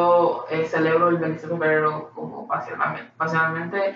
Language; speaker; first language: Spanish; early bilingual, heritage; Spanish